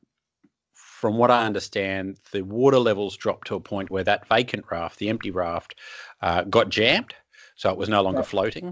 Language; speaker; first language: English; native; English